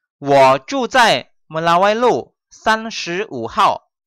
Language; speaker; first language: Chinese; non-native, fluent; Indonesian